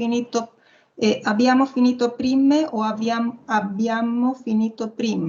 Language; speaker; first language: Italian; non-native, learner; Spanish